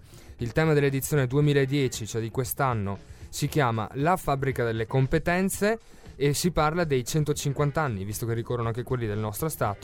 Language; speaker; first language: Italian; native; Italian